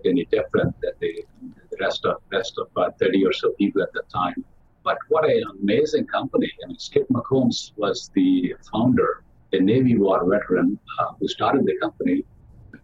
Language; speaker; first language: English; non-native, local second language; Telugu